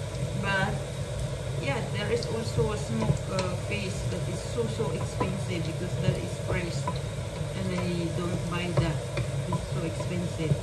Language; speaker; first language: English; non-native, learner; Filipino